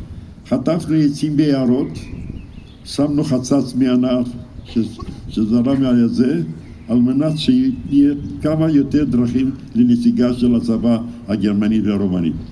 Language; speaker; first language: Hebrew; non-native, fluent; Romanian